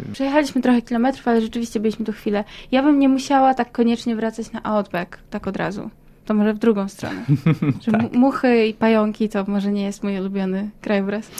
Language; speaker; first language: Polish; native; Polish